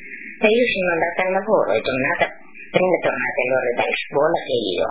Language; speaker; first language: Italian; non-native, local second language; Friulian